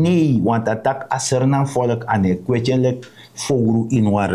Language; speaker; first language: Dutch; non-native, local second language; Sranan Tongo